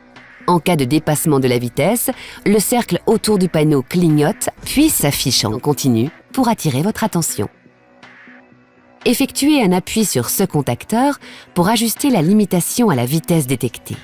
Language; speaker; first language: French; native; French